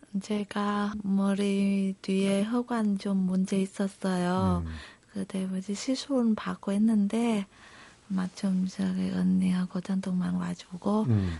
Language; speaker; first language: Korean; non-native, local second language; Vietnamese